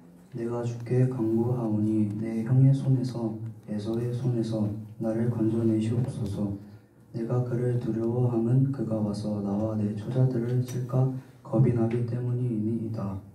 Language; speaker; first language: Korean; native; Korean